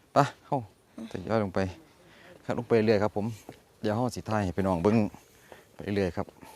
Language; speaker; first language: Thai; native; Thai